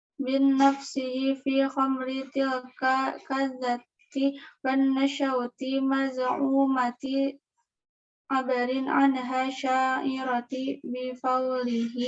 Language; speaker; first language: Arabic; non-native, learner; Indonesian